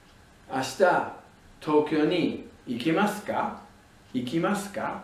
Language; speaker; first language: Japanese; non-native, fluent; English